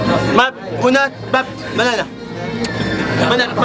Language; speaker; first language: Indonesian; non-native, learner; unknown